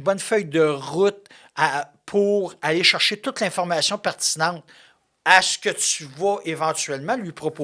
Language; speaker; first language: French; native; French